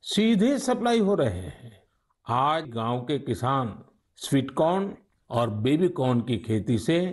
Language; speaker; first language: Hindi; native; Hindi